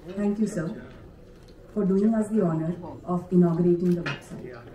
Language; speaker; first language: English; non-native, local second language; Marathi